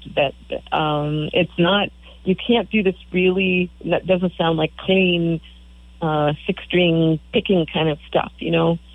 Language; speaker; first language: English; native; English